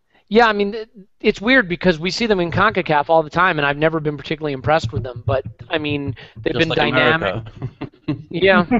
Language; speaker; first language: English; native; English